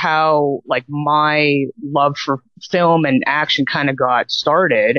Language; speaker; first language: English; native; English